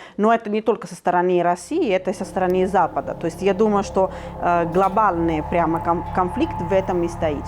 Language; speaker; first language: Russian; non-native, fluent; Italian